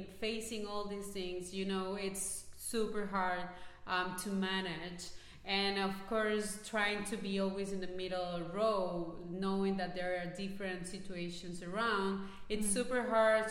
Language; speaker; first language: English; non-native, fluent; Spanish